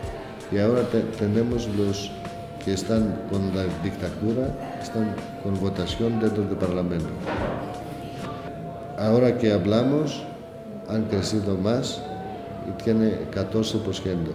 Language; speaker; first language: Spanish; non-native, learner; Greek